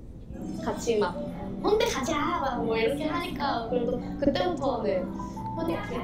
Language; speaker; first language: Korean; non-native, fluent; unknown